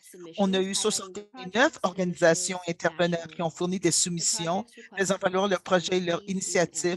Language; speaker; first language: French; non-native, fluent; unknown